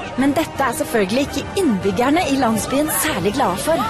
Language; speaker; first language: Norwegian; native; Norwegian